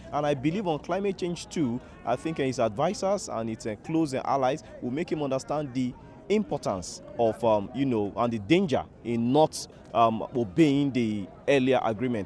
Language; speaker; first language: English; non-native, local second language; Yoruba